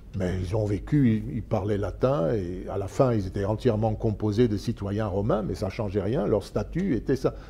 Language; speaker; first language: French; non-native, local second language; Luxembourgish